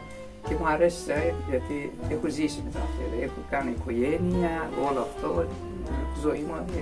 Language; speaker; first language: Greek; non-native, learner; Persian